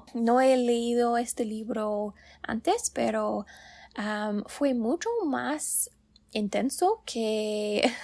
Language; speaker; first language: Spanish; non-native, learner; English